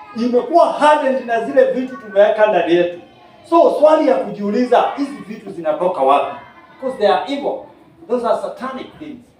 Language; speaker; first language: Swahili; non-native, local second language; Kikuyu